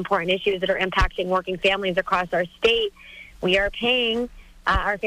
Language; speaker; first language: English; native; English